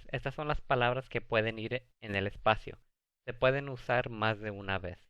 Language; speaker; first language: Spanish; early bilingual, heritage; Spanish